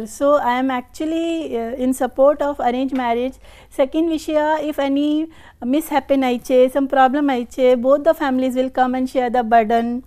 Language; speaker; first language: Tamil; non-native, learner; Hindi